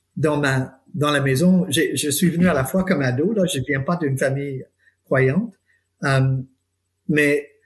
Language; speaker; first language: French; non-native, fluent; English